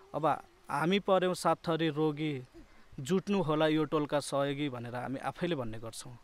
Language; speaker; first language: Nepali; native; Nepali